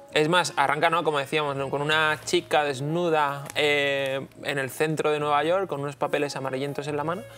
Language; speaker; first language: Spanish; native; Spanish